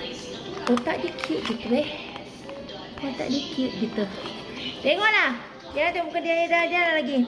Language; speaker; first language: Malay; native; Malay